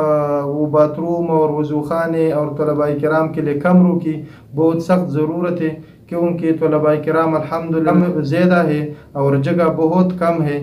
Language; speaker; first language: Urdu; non-native, local second language; Pashto